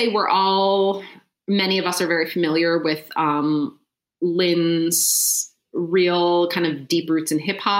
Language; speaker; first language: English; native; English